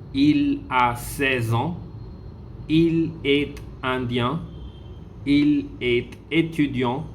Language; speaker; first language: French; non-native, fluent; Tamil